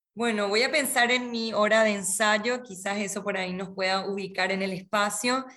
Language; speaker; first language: Spanish; native; Spanish